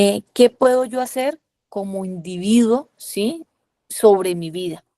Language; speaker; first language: Spanish; native; Spanish